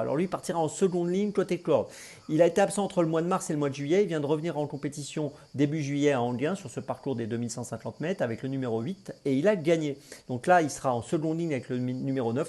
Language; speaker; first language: French; native; French